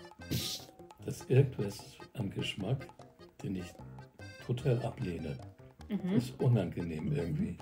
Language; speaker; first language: German; native; German